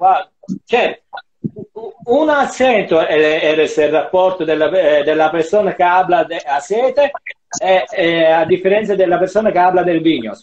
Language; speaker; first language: Spanish; non-native, learner; Italian